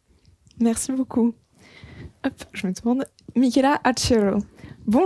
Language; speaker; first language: French; native; French